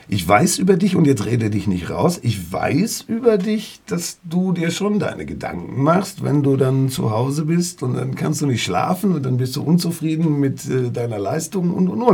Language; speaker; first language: German; native; German